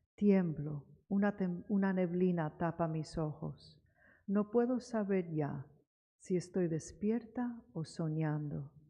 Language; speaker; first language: Spanish; early bilingual, heritage; Spanish